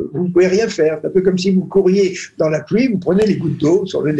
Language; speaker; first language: French; native; French